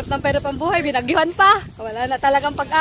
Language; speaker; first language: Filipino; native; Filipino